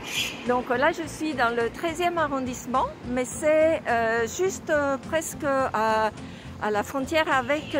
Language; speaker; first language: French; non-native, fluent; Italian